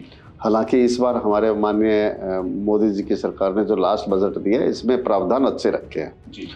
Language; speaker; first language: Hindi; native; Hindi